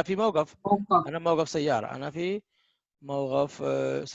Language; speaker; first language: Arabic; non-native, fluent; Hindi